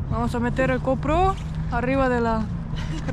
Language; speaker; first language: Spanish; native; Spanish